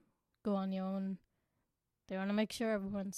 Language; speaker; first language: English; non-native, local second language; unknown